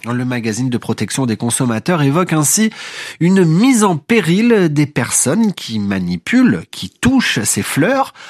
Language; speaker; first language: French; native; French